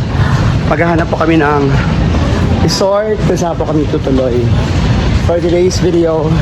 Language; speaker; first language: Filipino; native; Filipino